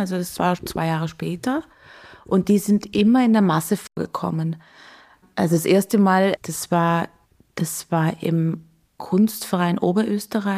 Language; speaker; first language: German; native; German